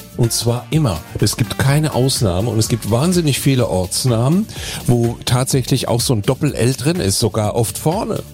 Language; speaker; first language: German; native; German